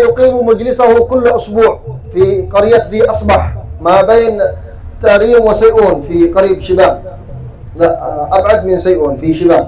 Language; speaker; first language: Arabic; native; Arabic